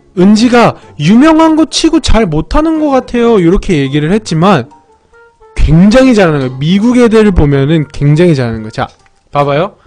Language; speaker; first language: Korean; early bilingual, heritage; Korean